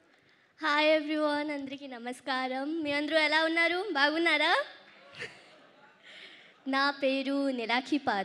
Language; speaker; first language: Telugu; early bilingual, heritage; Telugu